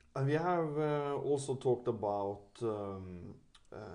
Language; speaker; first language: English; non-native, fluent; Norwegian